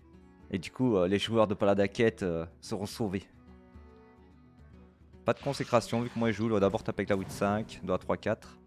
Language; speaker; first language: French; native; French